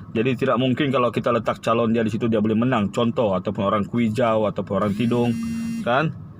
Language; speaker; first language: Malay; native; Malay